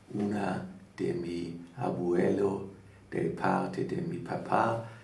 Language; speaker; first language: Spanish; non-native, learner; German